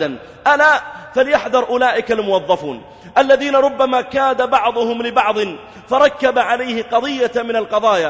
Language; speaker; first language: Arabic; native; Arabic